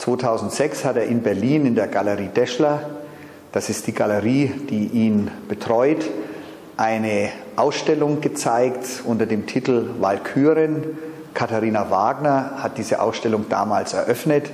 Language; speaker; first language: German; native; German